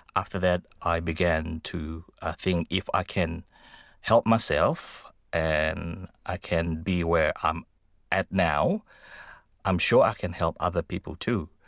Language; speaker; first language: English; non-native, fluent; Indonesian